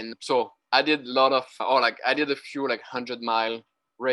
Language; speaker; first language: English; non-native, fluent; French